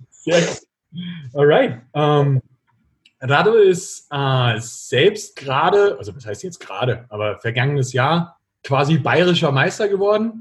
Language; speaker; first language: German; native; German